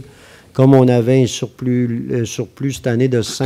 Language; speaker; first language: French; native; French